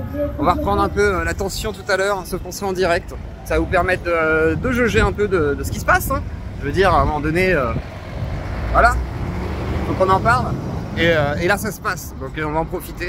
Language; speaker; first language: French; native; French